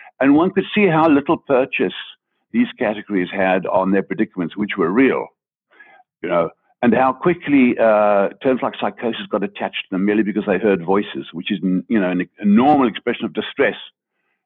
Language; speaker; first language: English; native; English